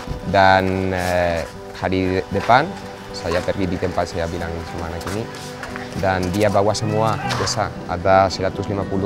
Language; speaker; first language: Indonesian; non-native, fluent; Spanish